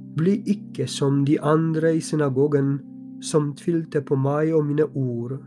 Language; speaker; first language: Norwegian; non-native, fluent; Polish